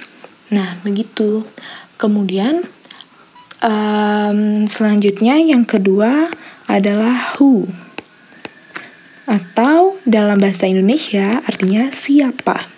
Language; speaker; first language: Indonesian; native; Indonesian